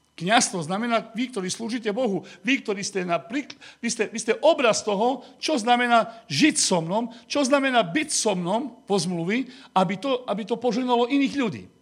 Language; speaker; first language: Slovak; non-native, local second language; Hungarian